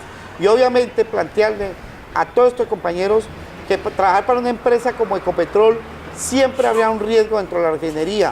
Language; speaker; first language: Spanish; native; Spanish